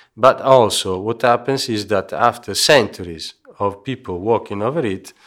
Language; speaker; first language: English; non-native, fluent; Italian